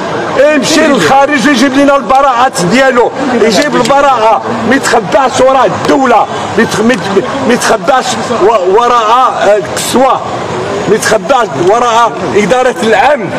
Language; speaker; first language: Arabic; native; Arabic